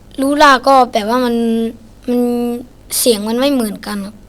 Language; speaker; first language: Thai; non-native, learner; Shan